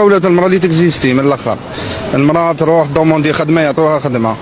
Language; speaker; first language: Arabic; native; Arabic